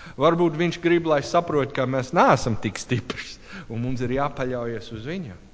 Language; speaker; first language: Latvian; non-native, learner; English